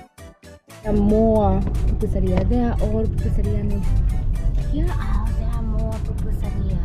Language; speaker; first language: English; non-native, fluent; Japanese